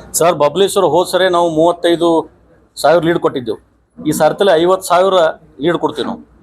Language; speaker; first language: Kannada; native; Kannada